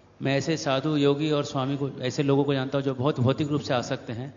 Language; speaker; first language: Hindi; native; Hindi